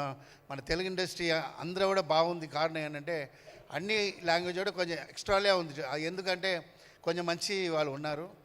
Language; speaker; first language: Telugu; non-native, fluent; Tamil